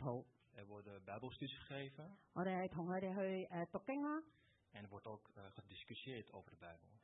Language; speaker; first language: Dutch; early bilingual, other home language; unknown